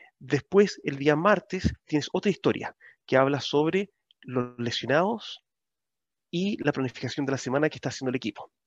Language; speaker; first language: Spanish; native; Spanish